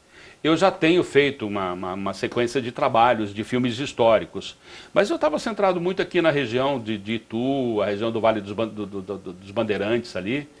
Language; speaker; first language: Portuguese; native; Portuguese